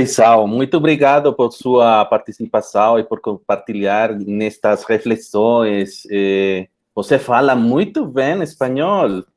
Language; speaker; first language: Portuguese; non-native, fluent; Spanish